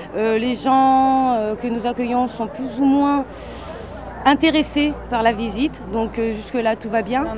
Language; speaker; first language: French; non-native, local second language; Haitian Creole